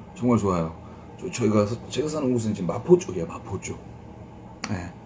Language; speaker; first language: Korean; native; Korean